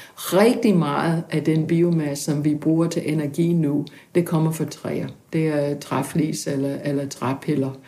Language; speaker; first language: Danish; non-native, fluent; English